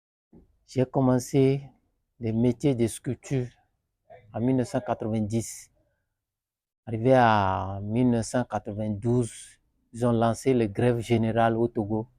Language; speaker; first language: French; non-native, learner; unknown